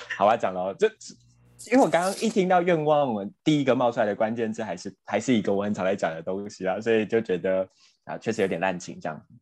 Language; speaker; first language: Chinese; native; Chinese